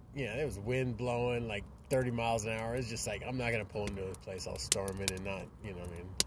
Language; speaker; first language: English; native; English